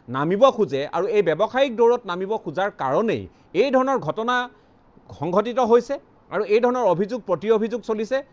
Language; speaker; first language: Assamese; native; Assamese